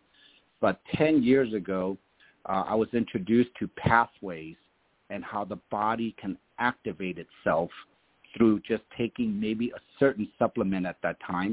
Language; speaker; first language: English; early bilingual, other home language; German